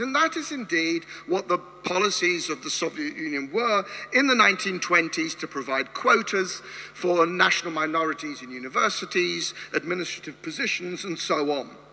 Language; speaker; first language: English; native; English